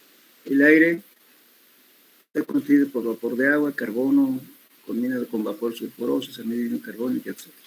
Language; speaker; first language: Spanish; native; Spanish